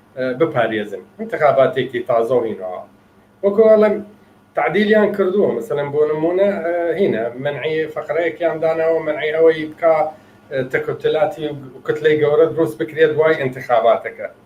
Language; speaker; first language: Central Kurdish; non-native, local second language; Arabic